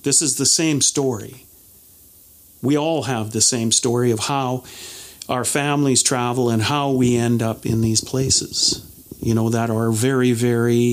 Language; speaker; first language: English; native; English